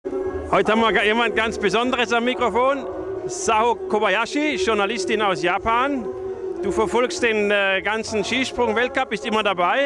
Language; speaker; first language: German; native; German